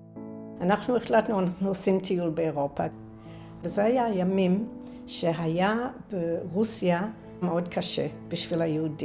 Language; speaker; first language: Hebrew; non-native, fluent; English